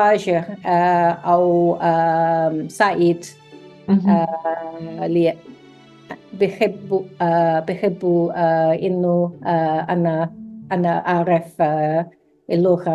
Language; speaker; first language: Arabic; non-native, learner; English